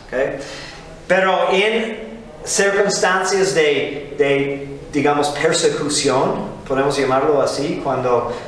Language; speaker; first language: Spanish; non-native, fluent; English